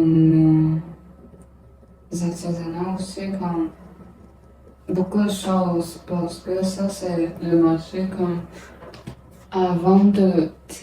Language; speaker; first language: French; non-native, learner; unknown